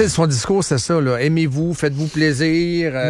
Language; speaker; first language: French; native; French